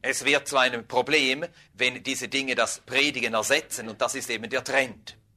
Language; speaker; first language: German; native; German